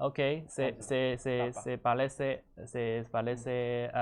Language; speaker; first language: Spanish; non-native, learner; Chinese